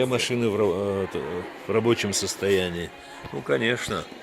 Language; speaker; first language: Russian; native; Russian